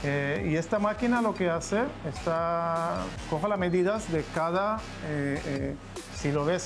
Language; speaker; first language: Spanish; non-native, learner; Hebrew